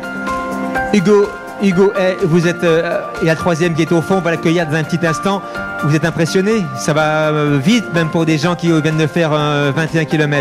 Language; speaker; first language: French; native; French